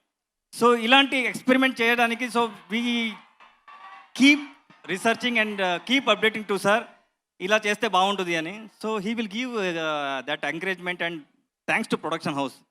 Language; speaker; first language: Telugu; non-native, learner; Kannada